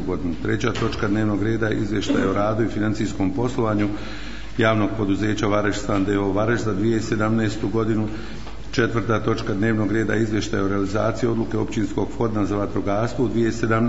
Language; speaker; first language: Croatian; native; Croatian